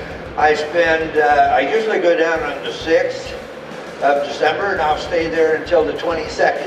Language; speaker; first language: English; native; English